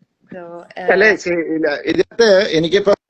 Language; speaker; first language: Malayalam; native; Malayalam